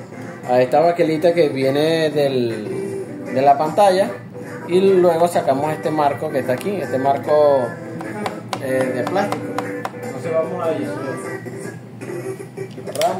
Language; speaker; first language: Spanish; native; Spanish